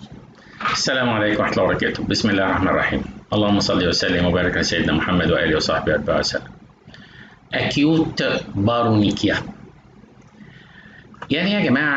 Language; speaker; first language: Arabic; native; Arabic